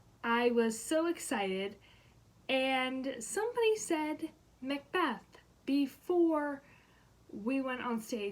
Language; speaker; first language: English; native; English